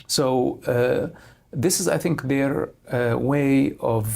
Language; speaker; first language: English; non-native, fluent; Arabic